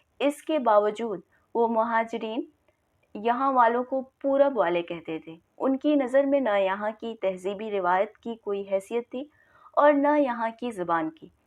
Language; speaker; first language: Urdu; native; Urdu